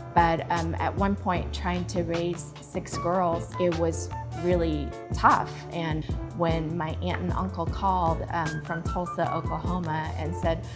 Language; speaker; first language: English; early bilingual, other home language; Chinese